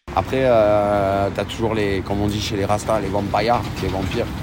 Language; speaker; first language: French; native; French